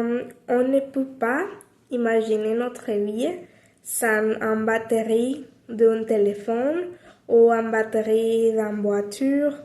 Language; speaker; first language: French; non-native, learner; Spanish